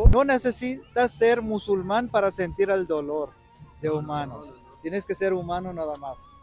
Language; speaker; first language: Spanish; non-native, fluent; Urdu